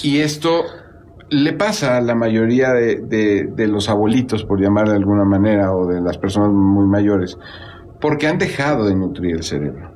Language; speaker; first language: Spanish; native; Spanish